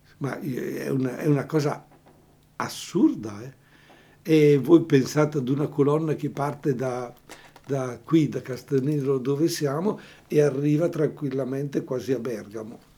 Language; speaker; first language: Italian; native; Italian